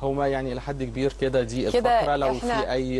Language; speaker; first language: Arabic; native; Arabic